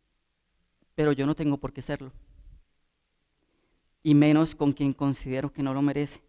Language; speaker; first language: Spanish; native; Spanish